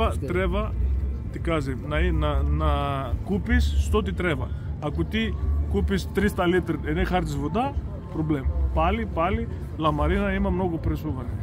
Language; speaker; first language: Bulgarian; non-native, learner; Greek